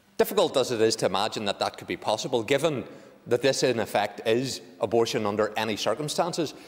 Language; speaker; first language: English; native; English